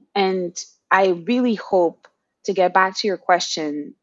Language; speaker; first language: English; non-native, fluent; Haitian Creole